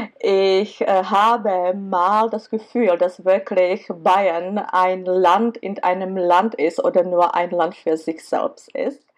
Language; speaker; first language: German; non-native, fluent; Czech